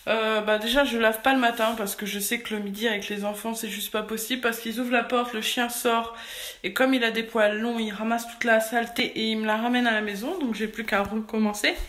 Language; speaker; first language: French; native; French